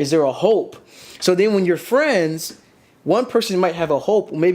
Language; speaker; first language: English; native; English